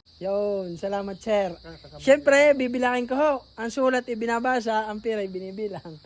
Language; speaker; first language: Filipino; native; Filipino